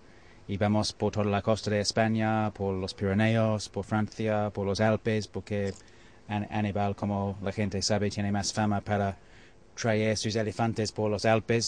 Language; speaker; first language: Spanish; non-native, learner; English